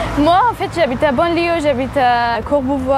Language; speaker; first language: French; non-native, fluent; Persian